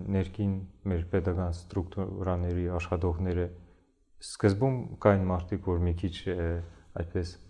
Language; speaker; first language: Armenian; early bilingual, heritage; Armenian